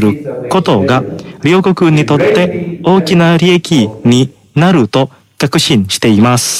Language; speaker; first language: Japanese; non-native, fluent; Indonesian